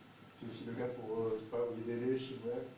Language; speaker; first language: French; native; French